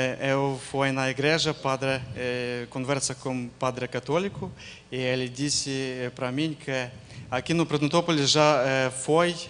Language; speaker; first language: Portuguese; non-native, learner; Ukrainian